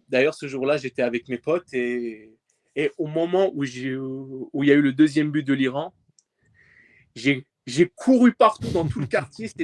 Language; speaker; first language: French; early bilingual, other home language; Persian